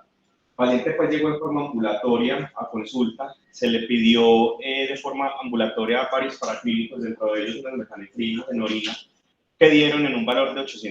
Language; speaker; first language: Spanish; native; Spanish